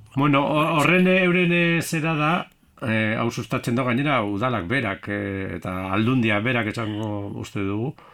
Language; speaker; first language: Basque; native; Basque